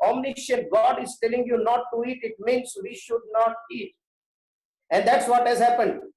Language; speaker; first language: English; non-native, local second language; Hindi